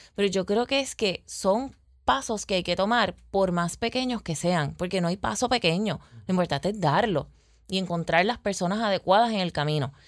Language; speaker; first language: Spanish; native; Spanish